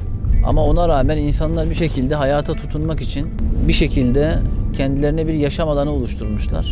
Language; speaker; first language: Turkish; native; Turkish